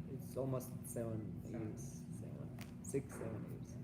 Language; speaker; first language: English; non-native, learner; Russian